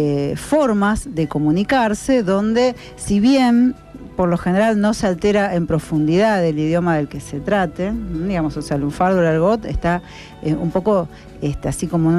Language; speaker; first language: Spanish; native; Spanish